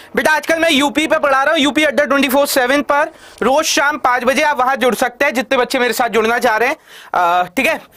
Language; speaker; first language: Hindi; native; Hindi